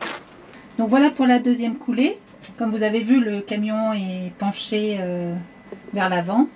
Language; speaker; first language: French; native; French